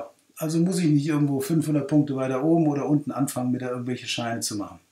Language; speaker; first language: German; native; German